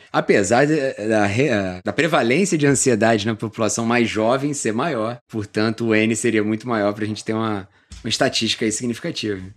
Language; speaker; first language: Portuguese; native; Portuguese